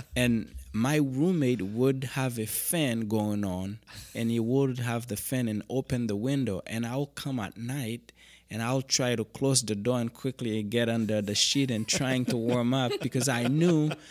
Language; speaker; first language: English; non-native, fluent; Haitian Creole